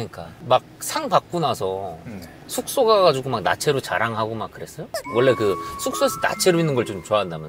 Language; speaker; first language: Korean; native; Korean